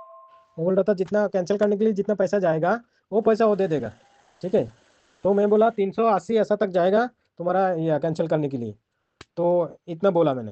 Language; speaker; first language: Hindi; non-native, learner; Bangla